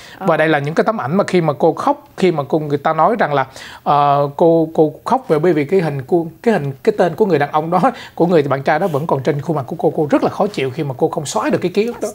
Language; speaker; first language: Vietnamese; early bilingual, heritage; Vietnamese